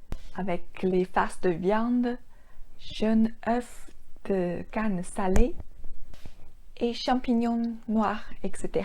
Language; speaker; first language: French; non-native, fluent; Chinese